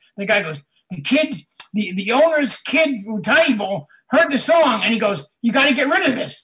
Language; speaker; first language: English; native; English